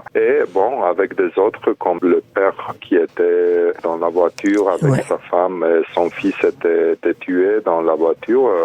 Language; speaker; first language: French; non-native, fluent; Romanian